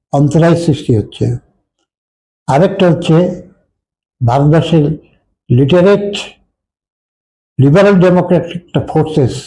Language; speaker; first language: Bangla; native; Bangla